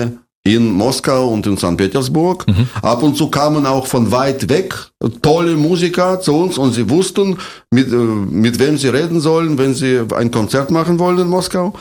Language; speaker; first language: German; non-native, fluent; Russian